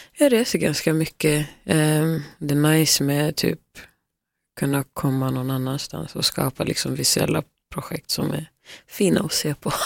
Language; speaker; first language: Swedish; early bilingual, other home language; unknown